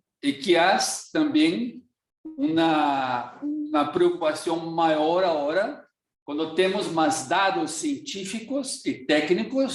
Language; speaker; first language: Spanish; non-native, learner; Portuguese